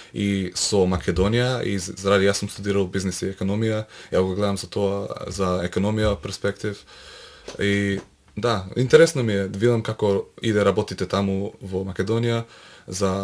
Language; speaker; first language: Macedonian; early bilingual, heritage; Macedonian